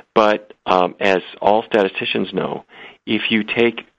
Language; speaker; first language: English; native; English